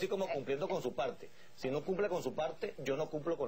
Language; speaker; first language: Spanish; native; Spanish